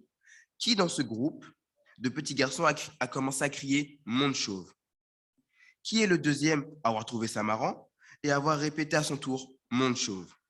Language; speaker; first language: French; native; French